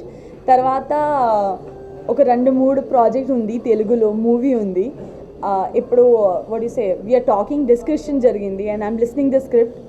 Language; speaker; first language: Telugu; non-native, learner; Gujarati